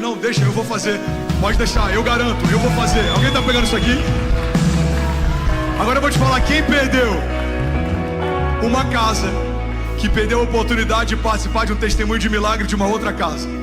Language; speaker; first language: Portuguese; native; Portuguese